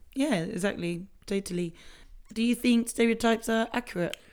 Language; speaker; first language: English; early bilingual, other home language; Spanish